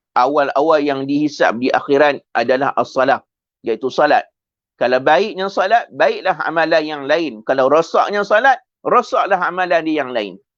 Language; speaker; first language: Malay; native; Malay